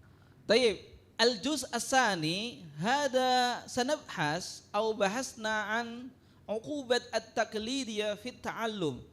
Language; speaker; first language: Arabic; non-native, fluent; Indonesian